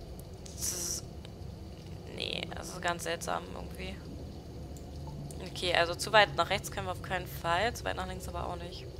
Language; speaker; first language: German; native; German